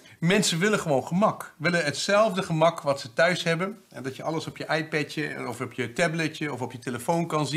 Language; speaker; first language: Dutch; native; Dutch